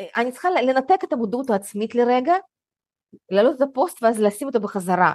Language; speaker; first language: Hebrew; early bilingual, other home language; Russian